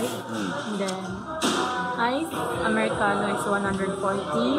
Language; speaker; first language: English; non-native, learner; Cebuano